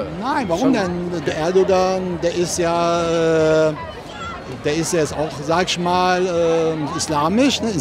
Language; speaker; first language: German; early bilingual, other home language; Turkish